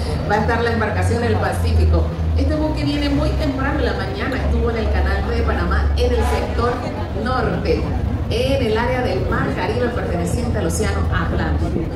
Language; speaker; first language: Spanish; native; Spanish